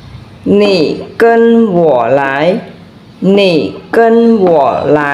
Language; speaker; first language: Chinese; non-native, fluent; Khmer